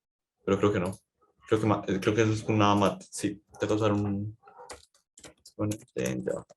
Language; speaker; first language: Spanish; native; Spanish